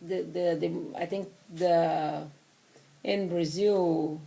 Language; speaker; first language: English; non-native, learner; Portuguese